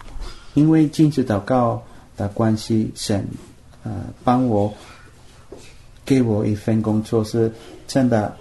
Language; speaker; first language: Chinese; non-native, fluent; Spanish